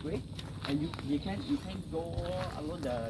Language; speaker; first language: English; non-native, learner; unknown